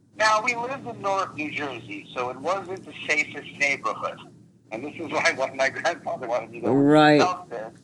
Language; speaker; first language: English; early bilingual, other home language; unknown